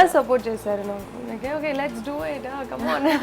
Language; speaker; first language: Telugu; non-native, local second language; Kannada